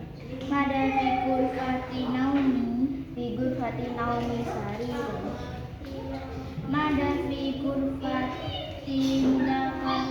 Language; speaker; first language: Arabic; non-native, learner; Indonesian